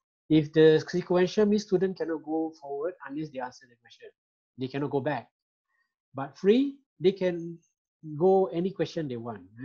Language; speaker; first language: English; non-native, local second language; Malay